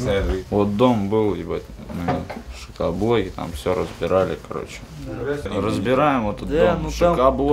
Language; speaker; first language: Russian; native; Russian